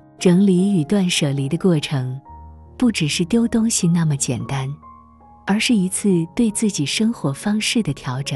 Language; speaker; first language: Chinese; native; Chinese